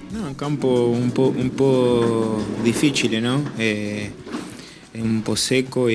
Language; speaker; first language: Italian; non-native, learner; Spanish